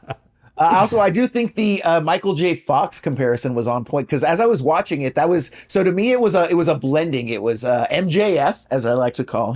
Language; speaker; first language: English; native; English